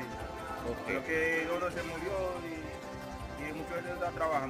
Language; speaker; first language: Spanish; non-native, learner; Haitian Creole